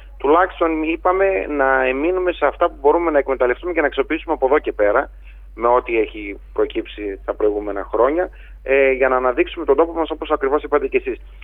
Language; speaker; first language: Greek; native; Greek